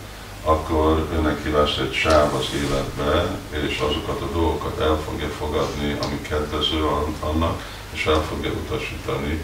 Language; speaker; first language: Hungarian; early bilingual, heritage; Hungarian